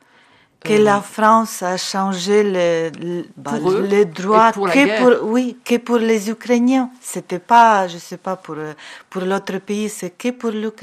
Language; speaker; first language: French; non-native, learner; Ukrainian